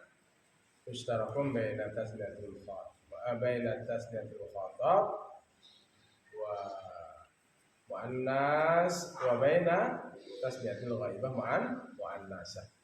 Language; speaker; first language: Arabic; non-native, fluent; Sasak